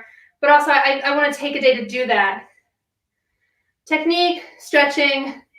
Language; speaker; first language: English; native; English